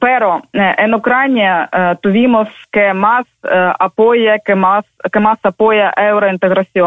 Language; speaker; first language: Spanish; non-native, fluent; Ukrainian